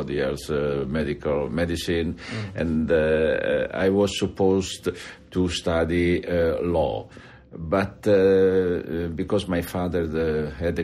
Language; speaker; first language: English; non-native, fluent; Italian